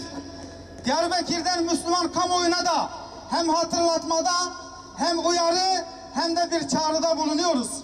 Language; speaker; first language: Turkish; native; Turkish